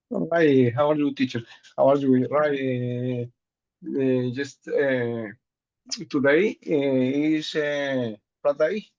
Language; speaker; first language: English; non-native, learner; Spanish